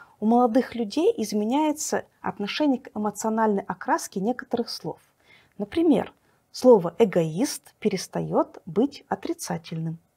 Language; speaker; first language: Russian; native; Russian